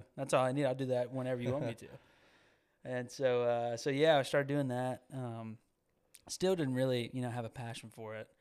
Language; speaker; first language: English; native; English